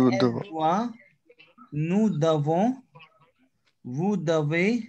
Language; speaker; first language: French; non-native, fluent; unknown